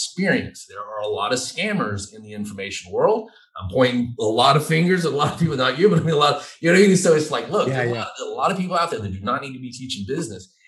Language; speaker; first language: English; native; English